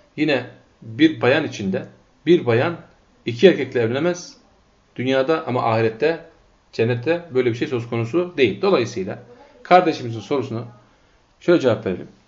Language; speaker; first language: Turkish; non-native, fluent; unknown